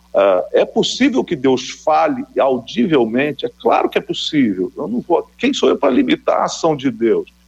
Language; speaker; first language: Portuguese; native; Portuguese